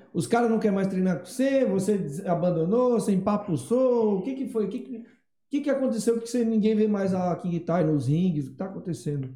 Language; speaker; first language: Portuguese; native; Portuguese